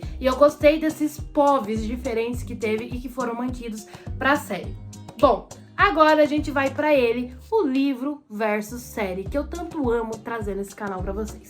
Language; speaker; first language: Portuguese; native; Portuguese